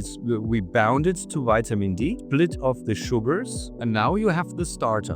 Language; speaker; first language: English; non-native, fluent; German